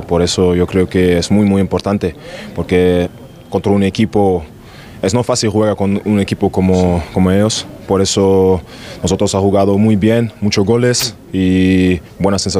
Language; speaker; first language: Spanish; non-native, learner; German